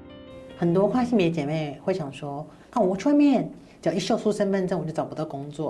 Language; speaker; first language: Chinese; native; Chinese